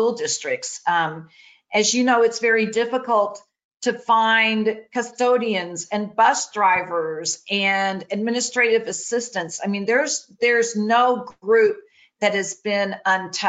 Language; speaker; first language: English; native; English